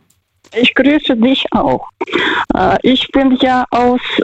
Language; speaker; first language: German; non-native, fluent; Russian